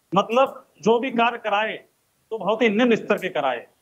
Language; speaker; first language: Hindi; native; Hindi